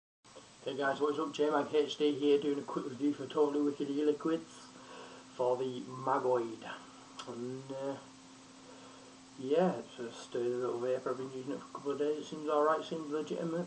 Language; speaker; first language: English; native; English